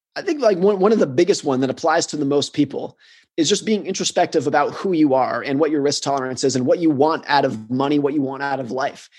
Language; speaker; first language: English; native; English